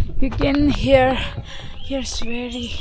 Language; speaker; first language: English; non-native, learner; Tibetan